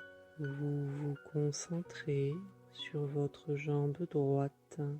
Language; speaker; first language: French; native; French